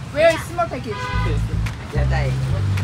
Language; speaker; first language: English; non-native, learner; Korean